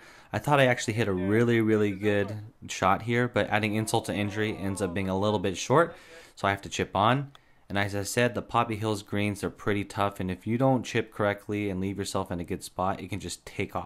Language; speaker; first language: English; native; English